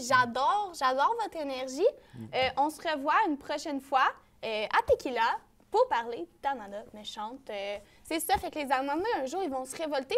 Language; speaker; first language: French; native; French